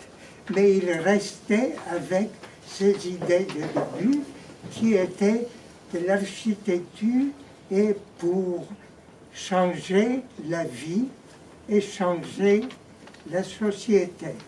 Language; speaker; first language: French; non-native, fluent; Greek